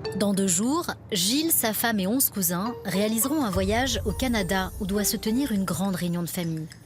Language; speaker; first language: French; native; French